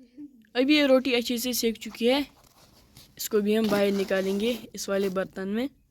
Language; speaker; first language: Hindi; non-native, local second language; Kashmiri